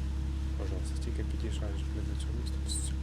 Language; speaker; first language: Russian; non-native, local second language; Ukrainian